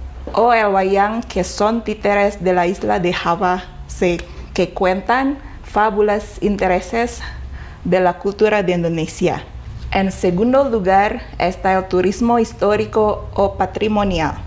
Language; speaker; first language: Spanish; non-native, fluent; Indonesian